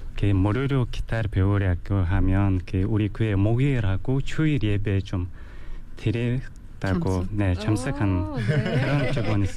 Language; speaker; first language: Korean; non-native, learner; Mongolian